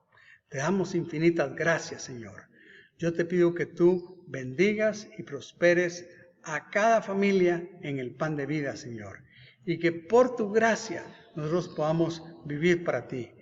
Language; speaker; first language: Spanish; native; Spanish